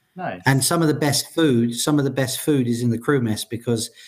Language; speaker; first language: English; native; English